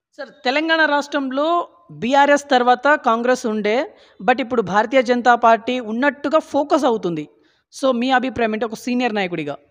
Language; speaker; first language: Telugu; native; Telugu